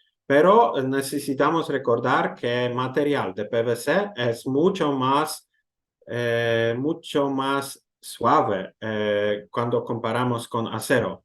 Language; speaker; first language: Spanish; non-native, learner; Polish